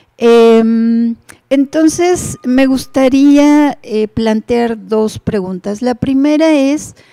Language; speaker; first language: Spanish; native; Spanish